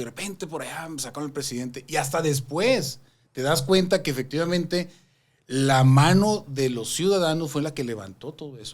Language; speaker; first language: Spanish; native; Spanish